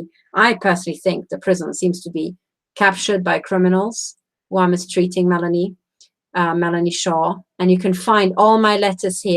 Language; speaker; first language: English; non-native, fluent; Romanian